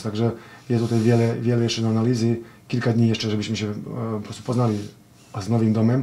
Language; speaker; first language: Polish; non-native, fluent; Serbian